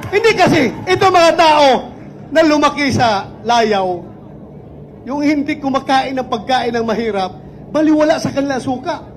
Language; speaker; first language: Filipino; non-native, local second language; Cebuano